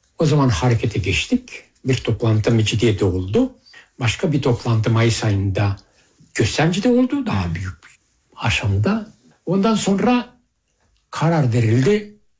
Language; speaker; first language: Turkish; early bilingual, heritage; Turkish